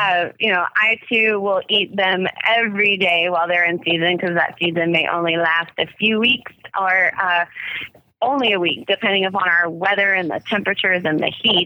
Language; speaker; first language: English; native; English